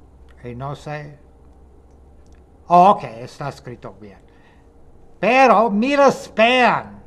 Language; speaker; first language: Spanish; non-native, fluent; English